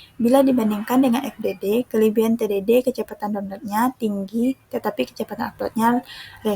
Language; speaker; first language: Indonesian; native; Indonesian